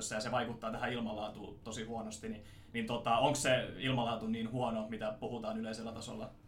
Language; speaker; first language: Finnish; native; Finnish